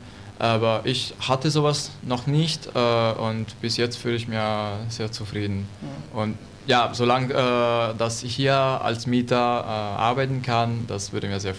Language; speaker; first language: German; non-native, learner; Italian